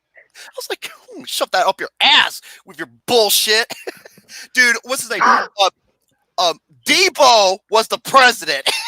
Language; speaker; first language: English; native; English